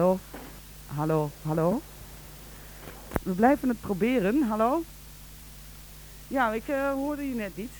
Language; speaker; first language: Dutch; native; Dutch